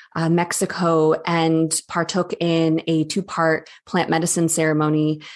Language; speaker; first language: English; native; English